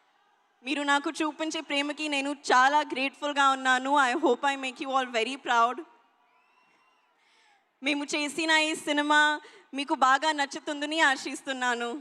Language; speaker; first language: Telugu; non-native, learner; Hindi